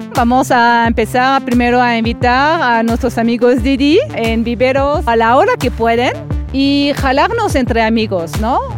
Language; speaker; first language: Spanish; non-native, fluent; French